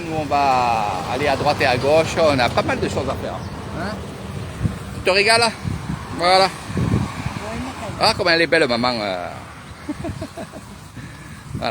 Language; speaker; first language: French; native; French